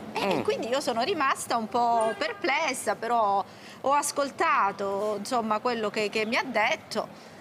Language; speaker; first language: Italian; native; Italian